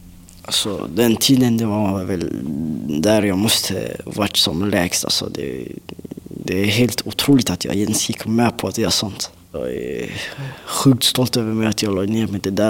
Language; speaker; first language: Swedish; early bilingual, other home language; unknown